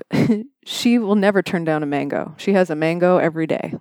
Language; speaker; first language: English; native; English